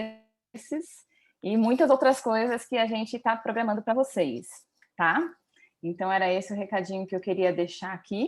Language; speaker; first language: Portuguese; native; Portuguese